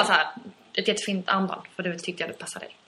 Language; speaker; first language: Swedish; native; Swedish